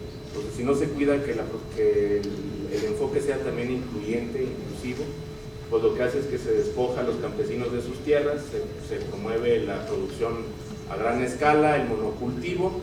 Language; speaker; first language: Spanish; native; Spanish